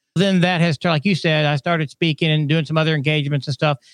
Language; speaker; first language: English; non-native, fluent; German